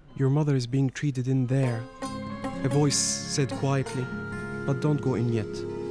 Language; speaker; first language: English; non-native, fluent; Burmese